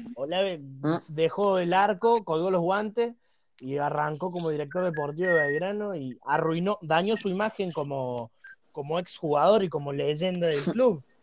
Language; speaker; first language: Spanish; native; Spanish